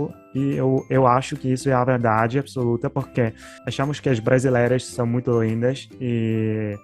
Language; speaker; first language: Portuguese; non-native, fluent; Italian